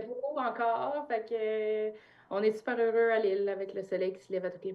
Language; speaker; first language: French; native; French